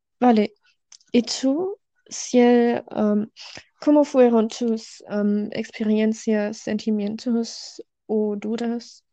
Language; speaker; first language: Spanish; non-native, learner; German